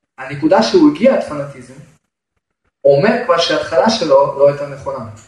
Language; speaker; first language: Hebrew; non-native, fluent; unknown